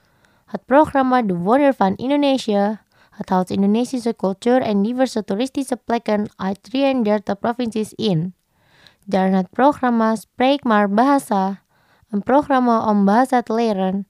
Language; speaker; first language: Dutch; non-native, fluent; Indonesian